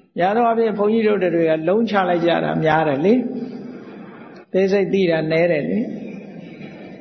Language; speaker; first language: English; non-native, fluent; Burmese